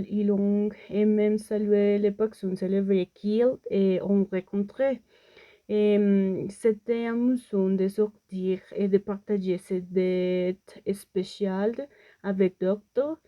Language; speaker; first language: French; non-native, learner; Spanish